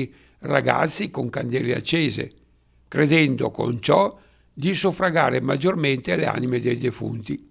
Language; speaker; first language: Italian; native; Italian